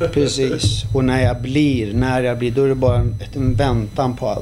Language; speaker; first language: Swedish; early bilingual, other home language; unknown